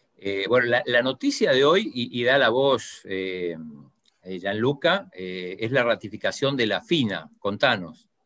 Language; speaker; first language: Spanish; native; Spanish